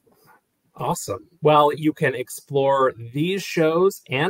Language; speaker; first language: English; native; English